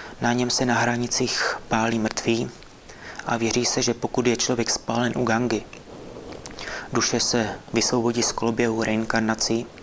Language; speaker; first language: Czech; native; Czech